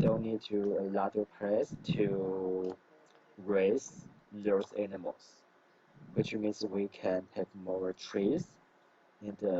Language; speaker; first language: English; non-native, learner; Chinese